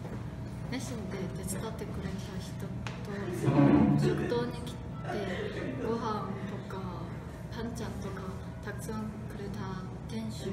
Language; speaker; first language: Japanese; non-native, fluent; Chinese